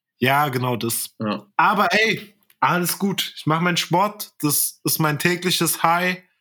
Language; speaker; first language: German; early bilingual, other home language; Turkish